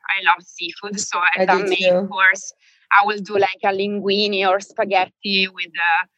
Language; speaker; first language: English; non-native, fluent; Italian